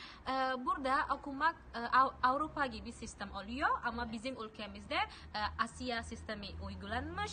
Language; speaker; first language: Turkish; non-native, fluent; Indonesian